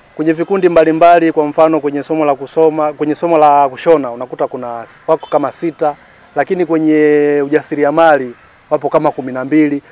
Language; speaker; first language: Swahili; native; Swahili